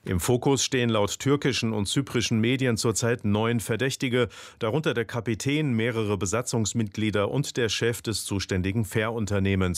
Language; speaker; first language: German; native; German